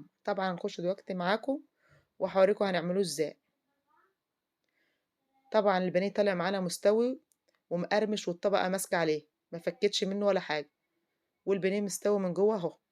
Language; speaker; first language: Arabic; native; Arabic